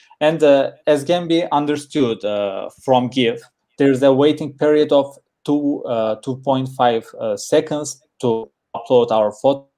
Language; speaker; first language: English; non-native, learner; Turkish